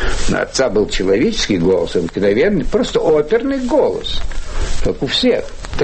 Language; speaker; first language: Russian; native; Russian